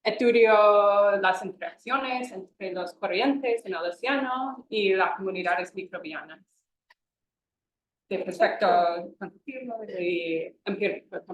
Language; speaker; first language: Spanish; non-native, fluent; English